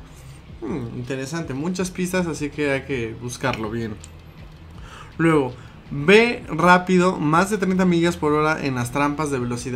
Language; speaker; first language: Spanish; native; Spanish